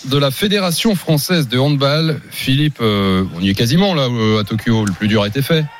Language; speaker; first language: French; native; French